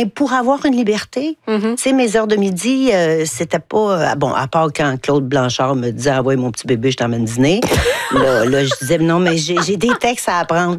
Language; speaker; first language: French; native; French